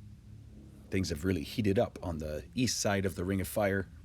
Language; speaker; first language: English; native; English